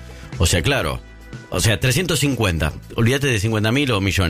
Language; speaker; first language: Spanish; native; Spanish